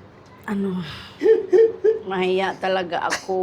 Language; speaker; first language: Filipino; non-native, local second language; Cebuano